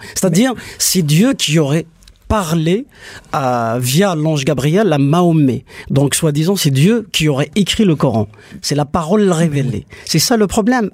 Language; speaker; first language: French; non-native, local second language; Kabyle